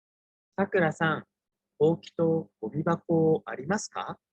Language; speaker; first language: Japanese; non-native, learner; Indonesian